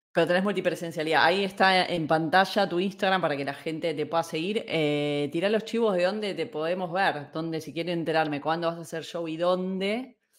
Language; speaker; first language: Spanish; native; Spanish